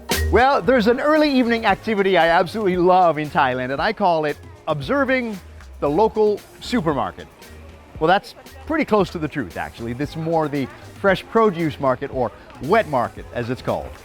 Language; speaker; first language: English; native; English